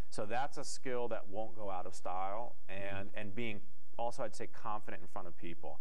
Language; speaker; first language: English; native; English